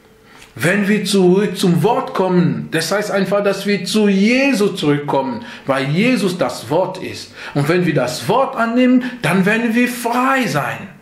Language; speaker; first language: German; non-native, fluent; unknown